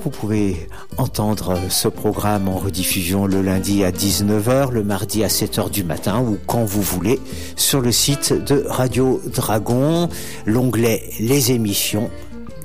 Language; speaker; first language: French; native; French